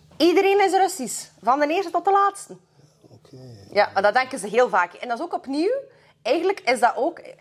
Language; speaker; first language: Dutch; early bilingual, other home language; Russian